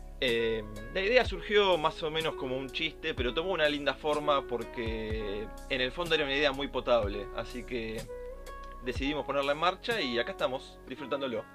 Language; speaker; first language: Spanish; native; Spanish